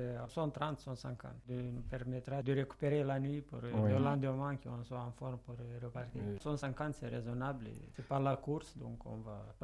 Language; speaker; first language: French; non-native, fluent; Romanian